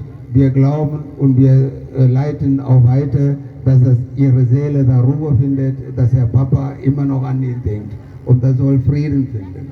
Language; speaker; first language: German; non-native, fluent; Tamil